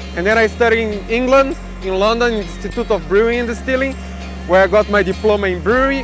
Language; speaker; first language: English; non-native, fluent; Portuguese